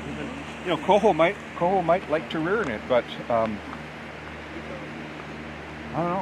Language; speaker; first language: English; native; English